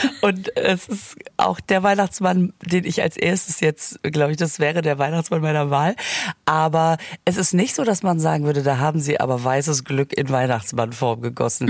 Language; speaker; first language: German; native; German